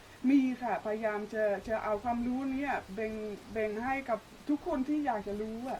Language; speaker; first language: Thai; non-native, fluent; Dutch